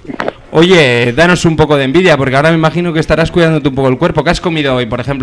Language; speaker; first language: Spanish; native; Spanish